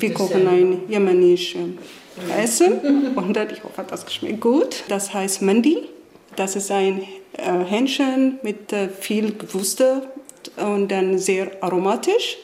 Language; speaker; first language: German; non-native, learner; Arabic